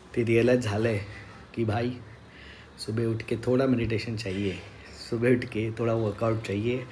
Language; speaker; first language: Hindi; non-native, local second language; Marathi